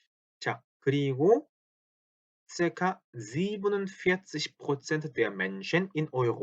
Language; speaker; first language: German; non-native, fluent; Korean